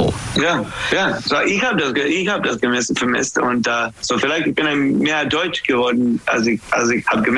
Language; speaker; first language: German; non-native, fluent; English